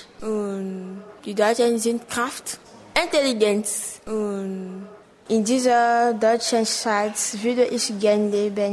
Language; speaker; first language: German; non-native, learner; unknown